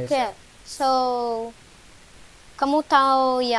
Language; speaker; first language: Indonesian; non-native, learner; English